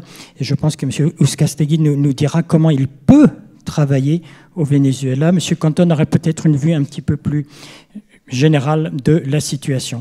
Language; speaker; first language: French; native; French